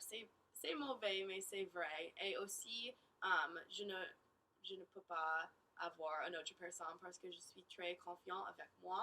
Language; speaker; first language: French; non-native, learner; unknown